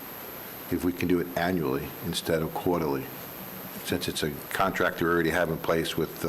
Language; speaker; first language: English; native; English